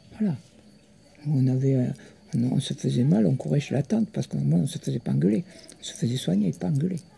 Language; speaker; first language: French; early bilingual, other home language; Italian